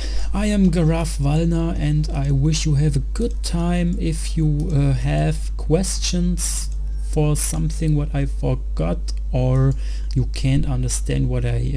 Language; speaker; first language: English; non-native, learner; German